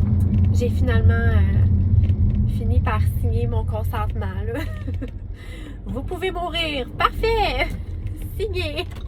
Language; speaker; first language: French; native; French